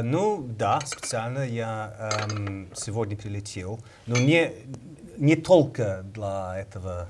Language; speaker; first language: Russian; non-native, learner; English